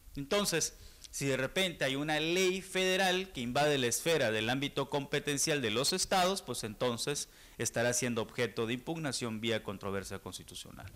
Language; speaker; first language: Spanish; native; Spanish